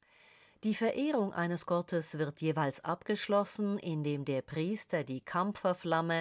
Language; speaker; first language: German; native; German